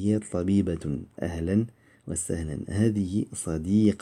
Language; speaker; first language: Arabic; non-native, fluent; French